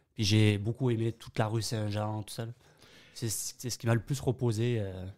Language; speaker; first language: French; native; French